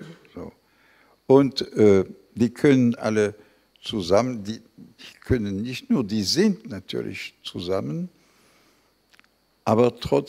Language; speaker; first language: German; non-native, fluent; French